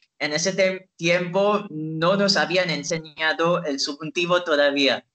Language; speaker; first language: Spanish; non-native, fluent; Hindi